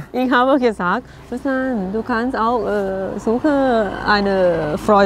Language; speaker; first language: German; non-native, learner; Thai